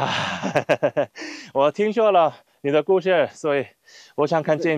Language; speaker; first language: Chinese; non-native, learner; Korean